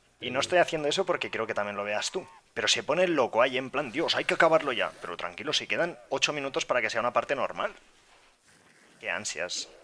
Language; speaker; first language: Spanish; native; Spanish